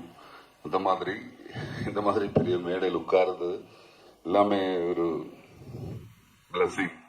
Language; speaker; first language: Tamil; non-native, learner; Malayalam